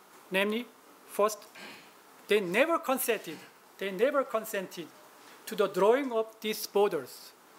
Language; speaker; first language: English; non-native, fluent; Korean